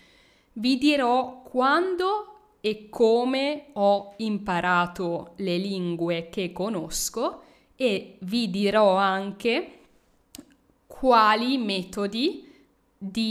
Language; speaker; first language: Italian; native; Italian